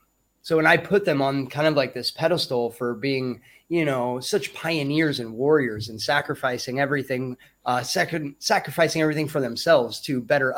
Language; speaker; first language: English; native; English